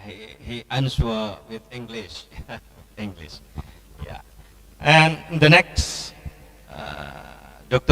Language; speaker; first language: English; non-native, learner; Indonesian